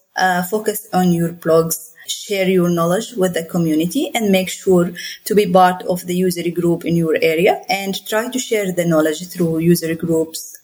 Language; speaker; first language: English; non-native, fluent; Arabic